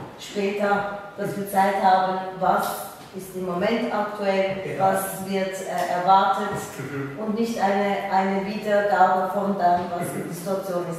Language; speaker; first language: German; native; German